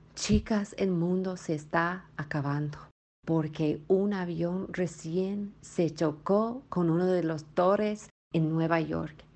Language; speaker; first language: Spanish; non-native, fluent; English